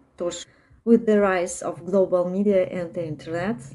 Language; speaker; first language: English; non-native, learner; Ukrainian